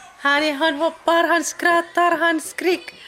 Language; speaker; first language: Swedish; non-native, learner; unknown